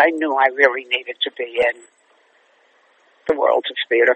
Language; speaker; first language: English; native; English